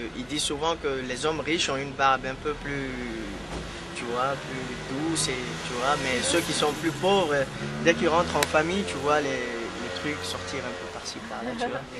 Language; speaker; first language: French; non-native, local second language; Fula